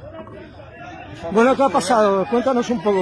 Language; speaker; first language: Spanish; native; Spanish